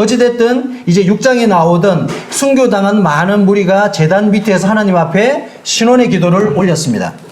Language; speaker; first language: Korean; native; Korean